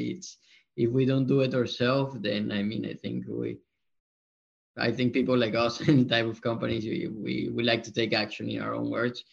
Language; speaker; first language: English; non-native, fluent; Spanish